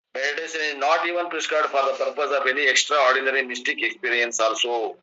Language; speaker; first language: English; non-native, local second language; Kannada